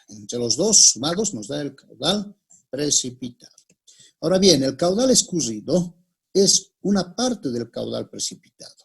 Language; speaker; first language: Spanish; native; Spanish